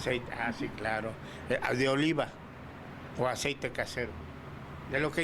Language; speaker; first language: Spanish; native; Spanish